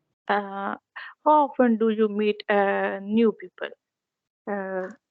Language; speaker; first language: English; non-native, learner; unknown